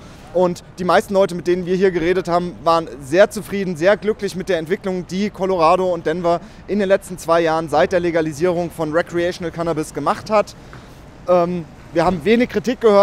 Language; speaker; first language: German; native; German